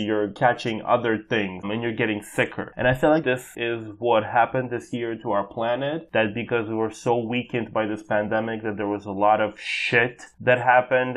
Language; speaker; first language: English; native; English